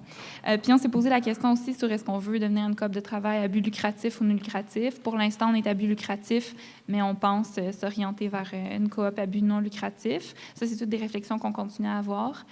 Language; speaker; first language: French; native; French